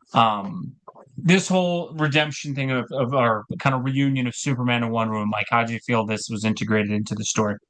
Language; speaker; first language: English; native; English